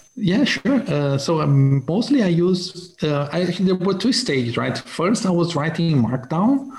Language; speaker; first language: English; non-native, fluent; Portuguese